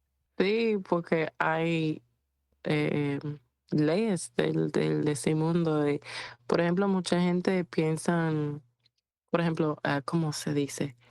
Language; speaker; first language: Spanish; non-native, fluent; English